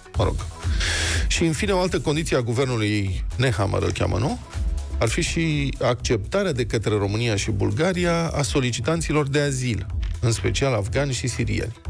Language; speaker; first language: Romanian; native; Romanian